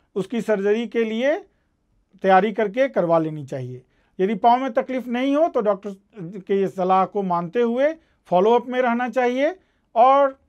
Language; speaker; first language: Hindi; native; Hindi